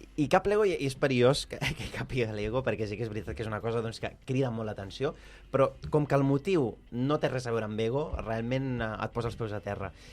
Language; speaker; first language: Catalan; early bilingual, other home language; Arabic